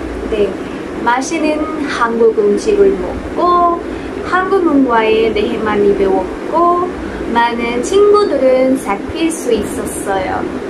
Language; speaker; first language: Korean; non-native, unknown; Spanish